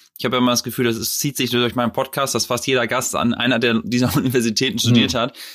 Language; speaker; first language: German; native; German